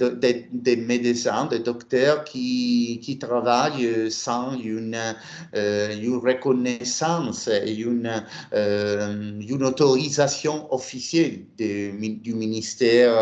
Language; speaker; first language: French; non-native, fluent; Italian